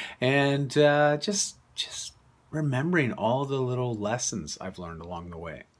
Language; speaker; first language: English; native; English